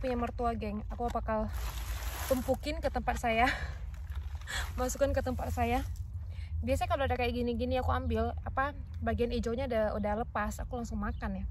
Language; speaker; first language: Indonesian; native; Indonesian